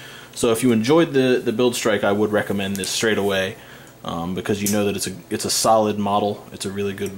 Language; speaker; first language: English; native; English